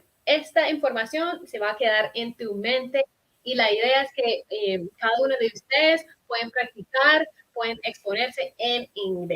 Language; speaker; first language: Spanish; non-native, fluent; English